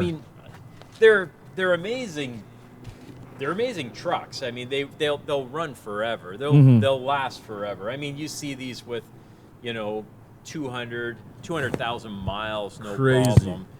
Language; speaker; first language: English; native; English